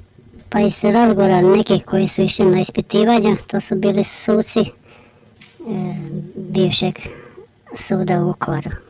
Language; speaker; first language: Croatian; native; Croatian